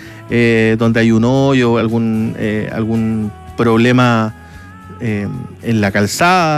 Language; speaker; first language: Spanish; native; Spanish